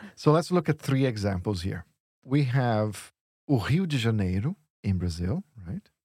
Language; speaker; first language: English; non-native, fluent; Portuguese